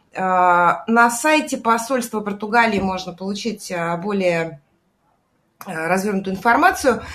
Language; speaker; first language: Russian; native; Russian